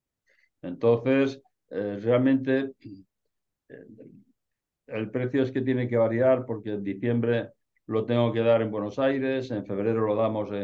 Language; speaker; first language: Spanish; native; Spanish